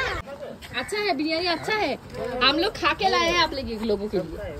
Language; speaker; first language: Hindi; non-native, local second language; Bangla